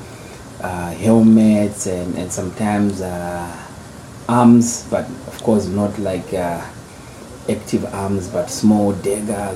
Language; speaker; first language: English; non-native, local second language; Shona